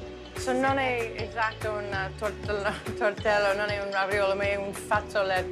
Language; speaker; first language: Italian; non-native, learner; English